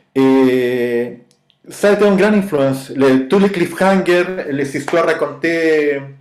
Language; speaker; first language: French; non-native, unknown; Spanish